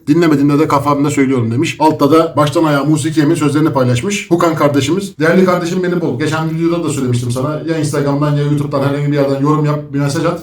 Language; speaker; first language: Turkish; native; Turkish